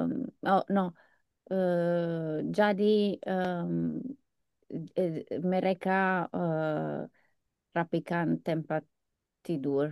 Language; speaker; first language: Indonesian; non-native, learner; English